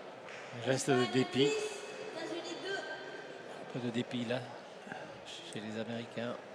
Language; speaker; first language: French; native; French